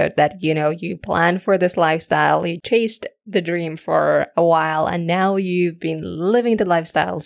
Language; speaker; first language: English; native; English